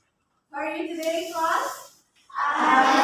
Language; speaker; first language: English; non-native, learner; Indonesian